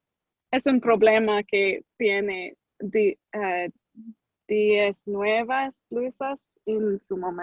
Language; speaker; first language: Spanish; non-native, learner; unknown